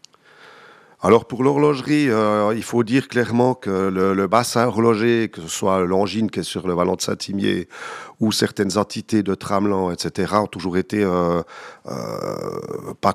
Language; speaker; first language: French; native; French